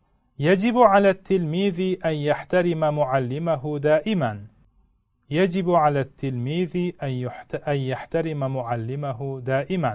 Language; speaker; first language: Arabic; non-native, fluent; Uzbek